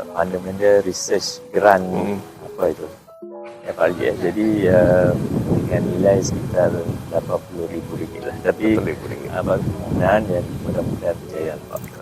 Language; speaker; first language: Malay; native; Malay